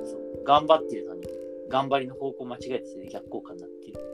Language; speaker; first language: Japanese; native; Japanese